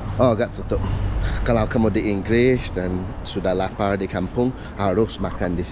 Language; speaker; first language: Indonesian; non-native, learner; English